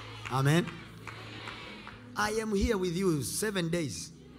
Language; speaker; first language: English; non-native, local second language; Swahili